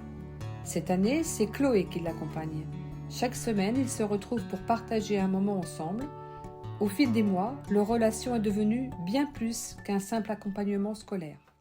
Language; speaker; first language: French; native; French